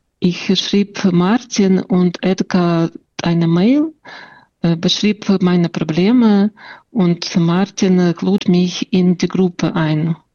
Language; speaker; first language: German; non-native, fluent; Russian